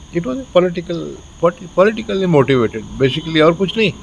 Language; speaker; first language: Hindi; native; Hindi